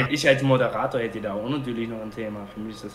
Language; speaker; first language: German; native; German